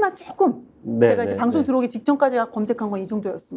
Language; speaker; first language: Korean; native; Korean